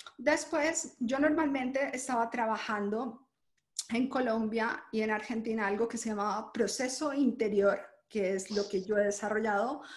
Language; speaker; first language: Spanish; native; Spanish